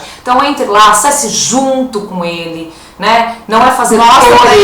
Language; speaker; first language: Portuguese; native; Portuguese